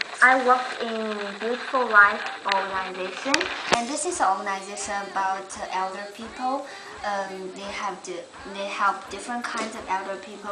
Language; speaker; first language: English; non-native, learner; Chinese